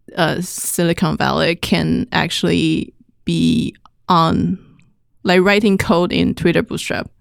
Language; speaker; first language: English; non-native, fluent; Chinese